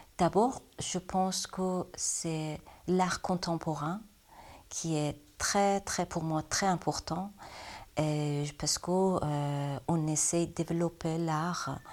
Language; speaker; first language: French; non-native, learner; Persian